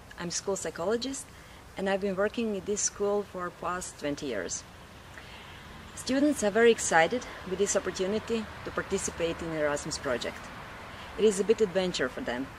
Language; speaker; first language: English; non-native, local second language; Croatian